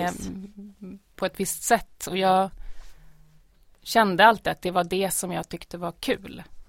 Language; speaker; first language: Swedish; native; Swedish